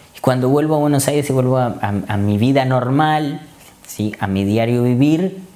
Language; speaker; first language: Spanish; native; Spanish